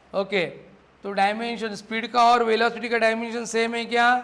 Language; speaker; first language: Hindi; non-native, local second language; Marathi